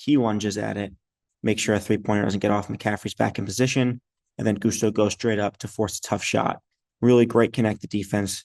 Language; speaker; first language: English; native; English